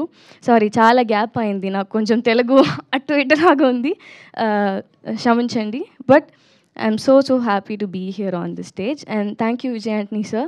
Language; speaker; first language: Telugu; non-native, learner; Tamil